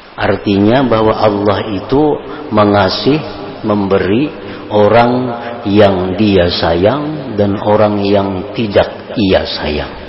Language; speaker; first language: Indonesian; non-native, local second language; Banjar